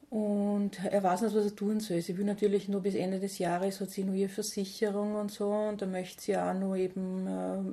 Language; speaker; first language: German; native; German